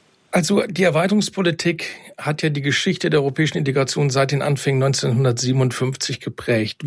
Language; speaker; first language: German; native; German